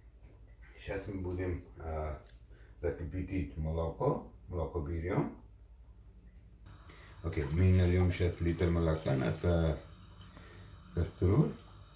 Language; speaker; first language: Russian; non-native, learner; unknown